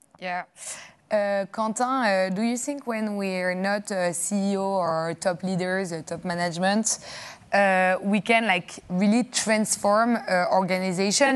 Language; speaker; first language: English; non-native, fluent; French